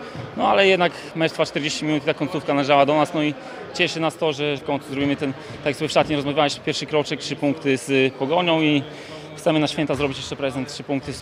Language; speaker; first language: Polish; native; Polish